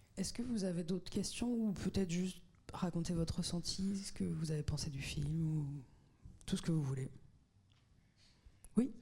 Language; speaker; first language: French; native; French